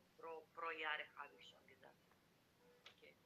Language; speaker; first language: German; non-native, learner; Macedonian